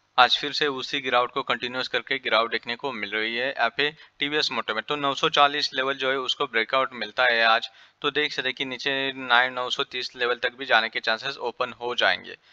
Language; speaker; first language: Hindi; native; Hindi